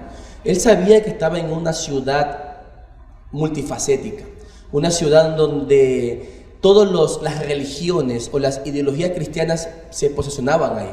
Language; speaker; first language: Spanish; native; Spanish